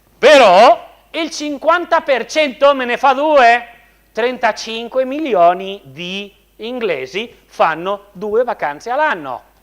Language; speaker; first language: Italian; non-native, fluent; Spanish